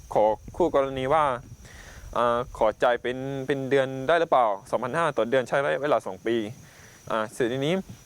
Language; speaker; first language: Thai; non-native, local second language; Pattani Malay